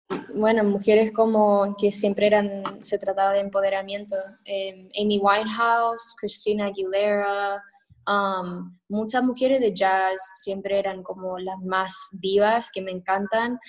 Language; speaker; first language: Spanish; early bilingual, heritage; Spanish